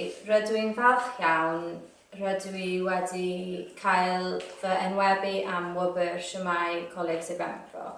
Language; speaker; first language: Welsh; non-native, local second language; English